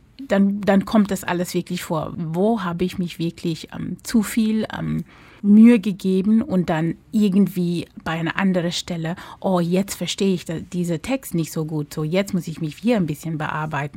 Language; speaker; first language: German; non-native, fluent; English